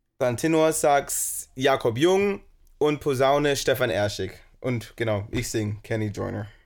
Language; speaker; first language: German; native; German